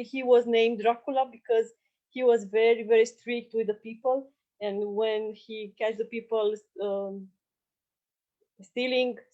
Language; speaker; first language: English; non-native, learner; Romanian